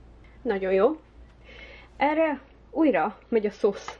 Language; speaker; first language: Hungarian; early bilingual, heritage; Hungarian